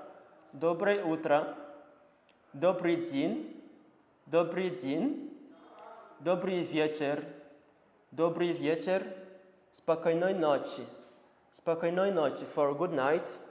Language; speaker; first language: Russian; non-native, learner; Kinyarwanda